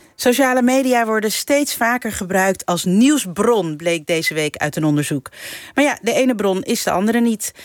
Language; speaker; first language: Dutch; non-native, local second language; Papiamento